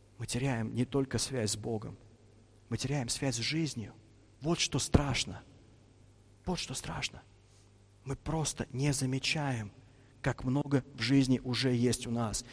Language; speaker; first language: Russian; native; Russian